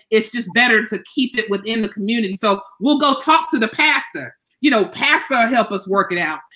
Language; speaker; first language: English; native; English